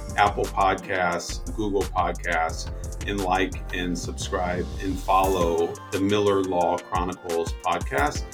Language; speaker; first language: English; native; English